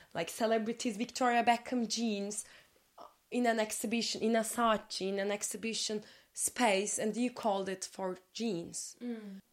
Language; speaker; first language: English; non-native, fluent; Turkish